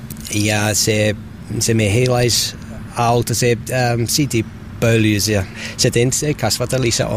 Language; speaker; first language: Finnish; non-native, learner; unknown